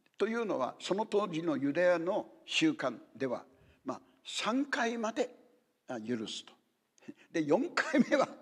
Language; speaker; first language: Japanese; native; Japanese